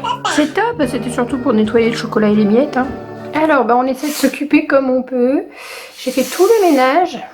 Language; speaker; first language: French; native; French